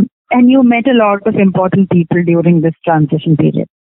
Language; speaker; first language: English; non-native, local second language; Malayalam